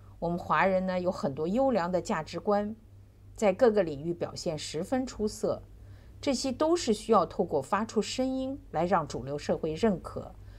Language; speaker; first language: Chinese; native; Chinese